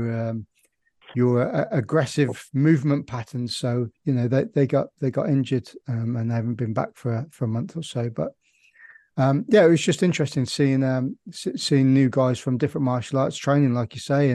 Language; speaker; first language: English; native; English